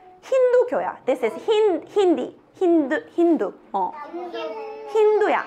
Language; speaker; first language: English; non-native, fluent; Korean